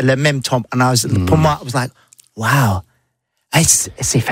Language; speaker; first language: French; non-native, learner; English